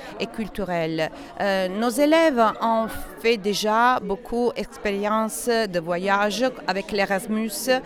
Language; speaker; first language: French; non-native, learner; Italian